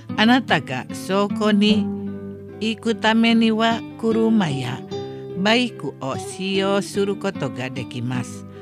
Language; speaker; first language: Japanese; non-native, fluent; Indonesian